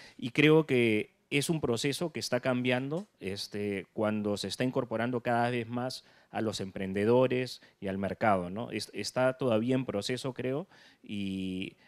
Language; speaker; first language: Spanish; native; Spanish